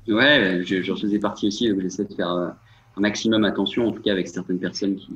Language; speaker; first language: French; native; French